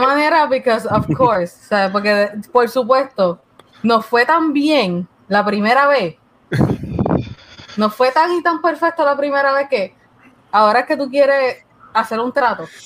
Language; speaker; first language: Spanish; native; Spanish